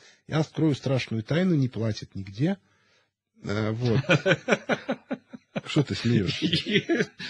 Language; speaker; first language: Russian; native; Russian